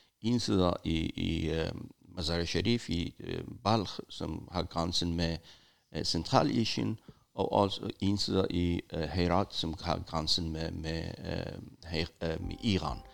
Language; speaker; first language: Danish; non-native, fluent; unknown